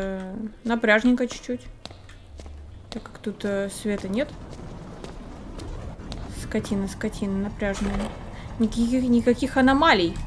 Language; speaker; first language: Russian; native; Russian